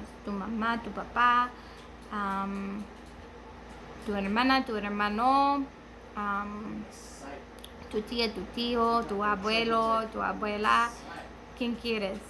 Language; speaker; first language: Spanish; non-native, learner; English